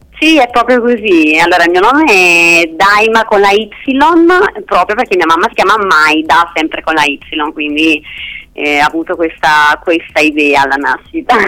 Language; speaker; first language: Italian; non-native, fluent; Spanish